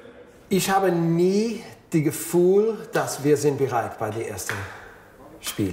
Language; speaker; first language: German; non-native, learner; English